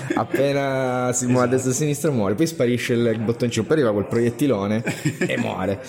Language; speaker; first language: Italian; native; Italian